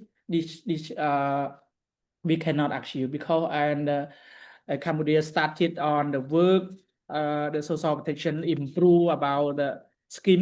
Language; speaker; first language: English; non-native, learner; Khmer